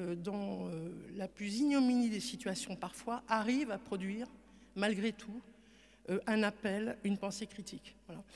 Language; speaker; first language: French; native; French